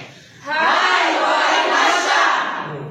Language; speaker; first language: Japanese; non-native, learner; Filipino